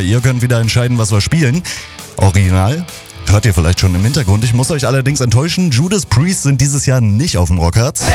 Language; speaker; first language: German; native; German